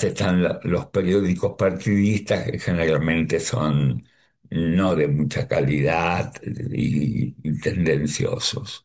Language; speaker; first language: Spanish; early bilingual, other home language; Yiddish